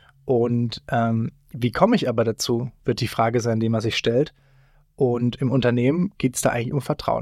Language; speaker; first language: German; native; German